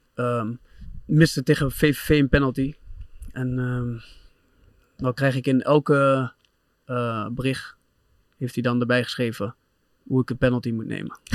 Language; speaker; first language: Dutch; native; Dutch